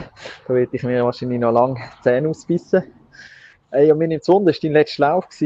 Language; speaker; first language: German; native; German